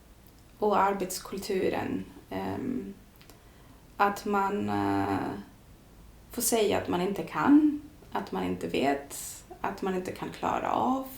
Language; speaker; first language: Swedish; non-native, fluent; Greek